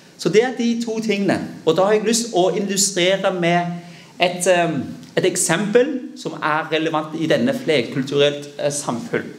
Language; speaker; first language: Norwegian; early bilingual, other home language; Vietnamese